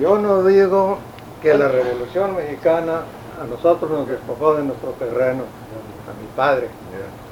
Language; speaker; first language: Spanish; native; Spanish